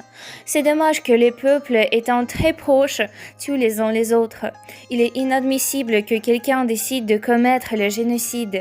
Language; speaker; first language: French; non-native, learner; Ukrainian